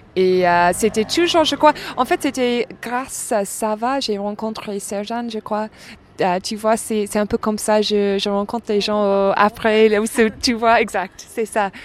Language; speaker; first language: French; non-native, fluent; English